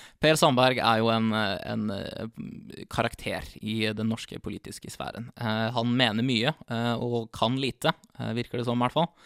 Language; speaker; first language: Norwegian; native; Norwegian